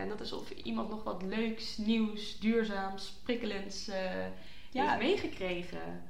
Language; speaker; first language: Dutch; native; Dutch